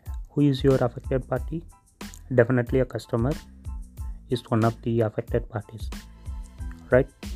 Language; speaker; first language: English; non-native, local second language; Tamil